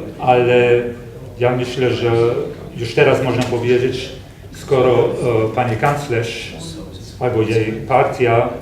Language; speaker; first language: Polish; non-native, fluent; German